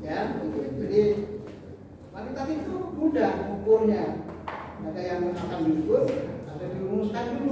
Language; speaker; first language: Indonesian; native; Indonesian